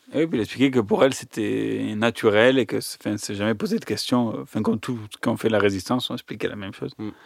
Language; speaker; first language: French; native; French